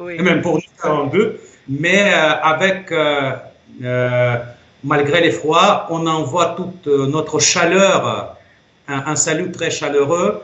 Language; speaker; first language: French; non-native, fluent; Russian